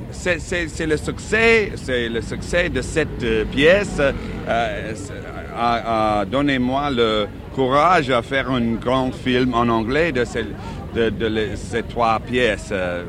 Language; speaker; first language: French; non-native, learner; English